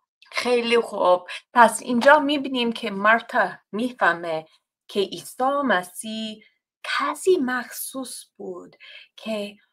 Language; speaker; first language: Persian; non-native, fluent; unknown